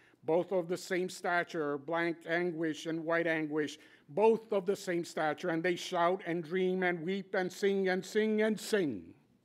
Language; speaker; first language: English; native; English